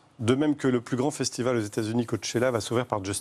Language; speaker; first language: French; native; French